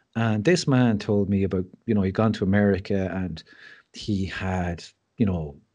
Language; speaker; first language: English; native; English